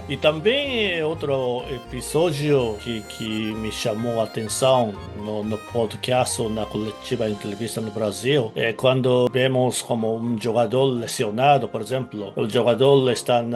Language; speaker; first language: Portuguese; non-native, fluent; Japanese